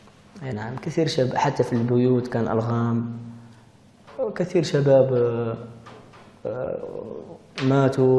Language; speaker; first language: Arabic; early bilingual, heritage; Arabic